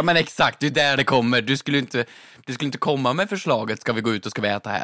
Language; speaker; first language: Swedish; native; Swedish